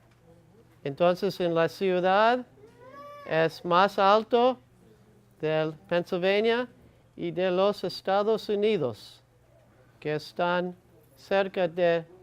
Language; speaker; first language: Spanish; non-native, learner; English